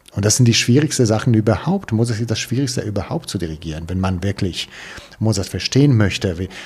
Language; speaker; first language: German; non-native, fluent; Italian